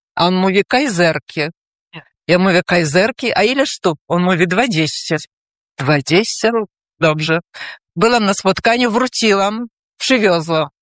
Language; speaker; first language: Polish; early bilingual, heritage; Polish